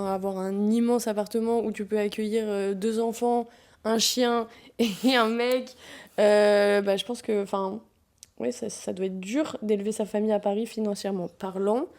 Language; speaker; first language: French; native; French